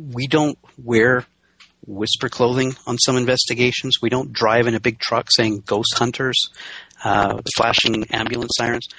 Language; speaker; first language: English; native; English